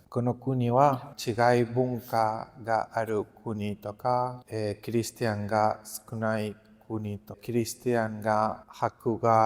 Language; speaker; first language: Japanese; non-native, learner; Spanish